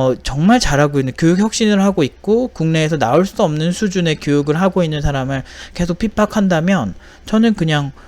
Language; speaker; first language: Korean; native; Korean